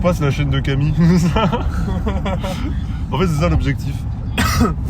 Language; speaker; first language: French; native; French